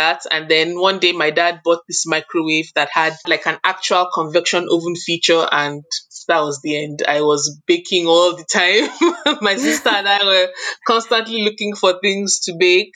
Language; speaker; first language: English; non-native, local second language; Yoruba